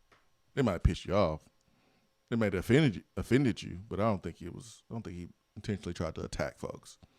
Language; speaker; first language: English; native; English